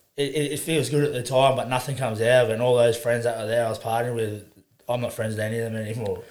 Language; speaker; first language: English; native; English